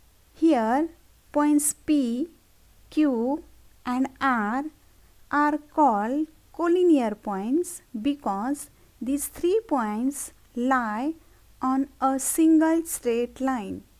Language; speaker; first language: English; non-native, local second language; Marathi